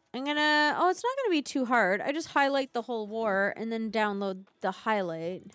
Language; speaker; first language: English; native; English